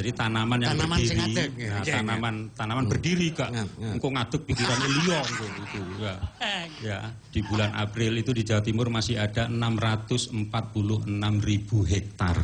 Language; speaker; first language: Indonesian; non-native, local second language; Javanese